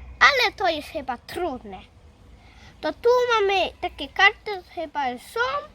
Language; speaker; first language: Polish; early bilingual, heritage; Polish